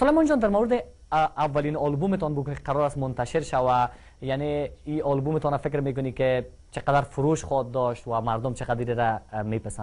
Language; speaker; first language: Persian; native; Persian